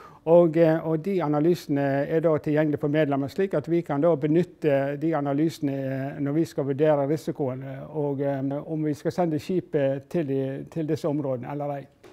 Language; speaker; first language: Norwegian; native; Norwegian